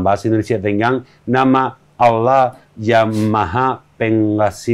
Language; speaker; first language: Indonesian; non-native, learner; Spanish